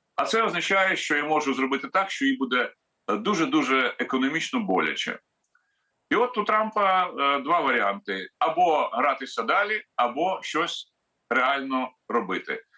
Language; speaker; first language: Ukrainian; native; Ukrainian